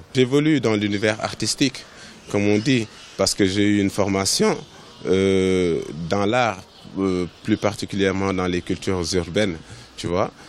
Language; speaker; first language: French; non-native, local second language; Wolof